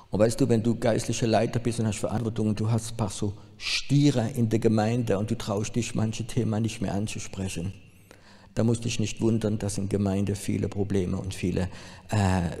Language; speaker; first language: German; non-native, fluent; French